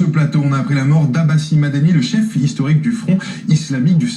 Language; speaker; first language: French; native; French